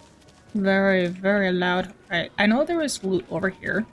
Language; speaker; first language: English; native; English